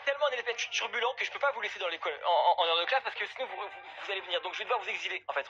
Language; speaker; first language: French; native; French